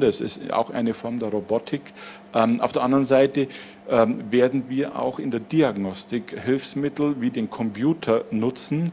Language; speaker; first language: German; native; German